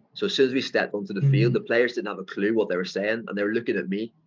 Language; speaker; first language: English; native; English